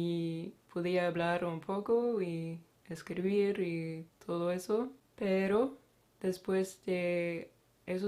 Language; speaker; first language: Spanish; non-native, fluent; Swedish